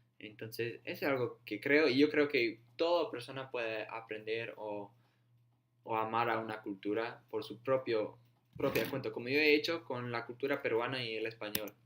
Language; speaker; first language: Spanish; non-native, fluent; English